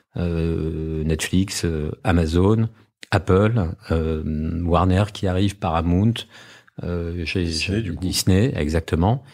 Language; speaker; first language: French; native; French